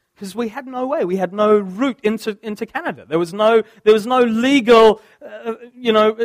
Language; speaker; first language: English; native; English